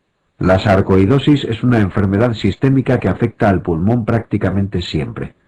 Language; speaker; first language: Spanish; native; Spanish